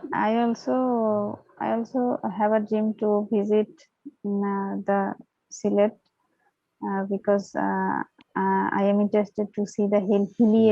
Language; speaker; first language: English; non-native, learner; Bangla